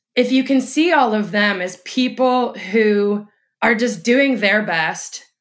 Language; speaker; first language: English; native; English